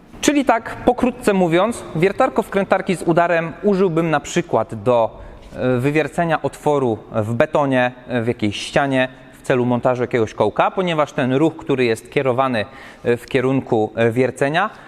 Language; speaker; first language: Polish; native; Polish